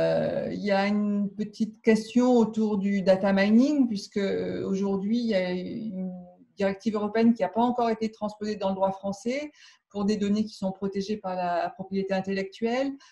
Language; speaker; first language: French; native; French